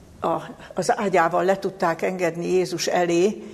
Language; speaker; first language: Hungarian; native; Hungarian